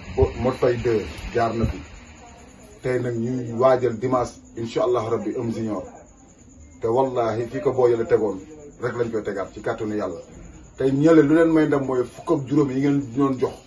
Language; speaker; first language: Wolof; native; Wolof